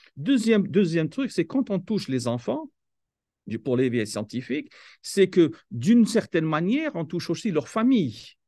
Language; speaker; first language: French; non-native, local second language; Kabyle